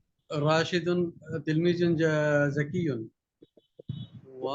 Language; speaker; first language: Arabic; non-native, learner; Bangla